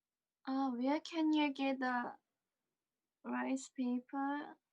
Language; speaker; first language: English; non-native, learner; Japanese